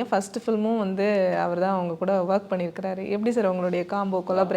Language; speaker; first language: Tamil; native; Tamil